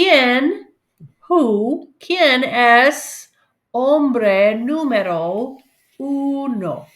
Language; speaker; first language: Spanish; non-native, learner; English